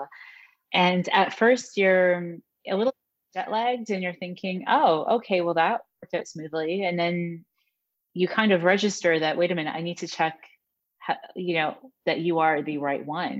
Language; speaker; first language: English; native; English